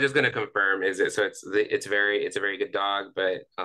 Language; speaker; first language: English; early bilingual, other home language; Spanish